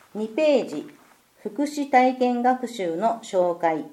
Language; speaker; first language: Japanese; native; Japanese